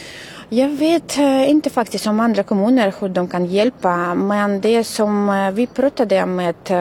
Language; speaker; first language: Swedish; non-native, fluent; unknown